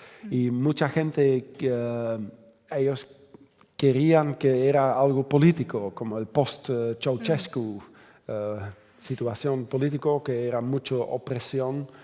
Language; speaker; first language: Spanish; non-native, fluent; Dutch